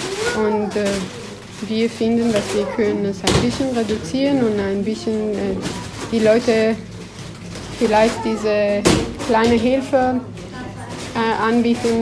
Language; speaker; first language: German; non-native, fluent; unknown